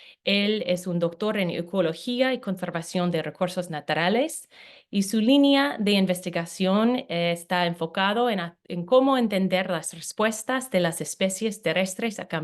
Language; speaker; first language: Spanish; non-native, fluent; English